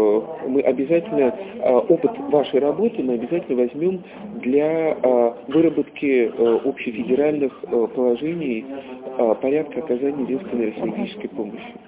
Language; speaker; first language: Russian; native; Russian